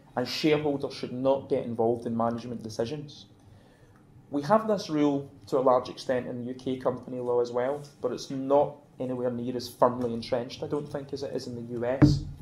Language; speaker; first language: English; native; English